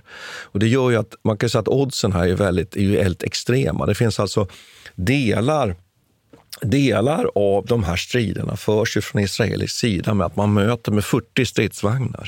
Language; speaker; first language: Swedish; native; Swedish